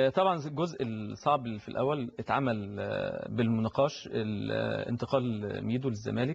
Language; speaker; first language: Arabic; native; Arabic